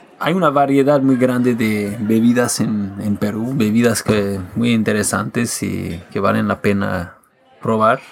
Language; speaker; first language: Spanish; non-native, fluent; French